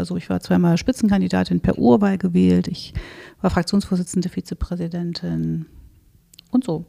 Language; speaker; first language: German; native; German